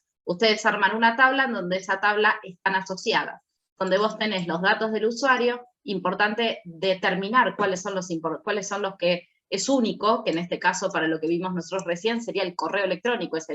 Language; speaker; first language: Spanish; native; Spanish